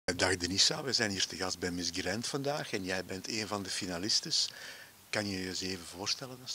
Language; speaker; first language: Dutch; native; Dutch